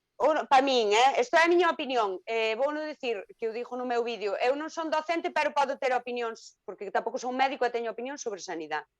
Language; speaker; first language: Galician; native; Galician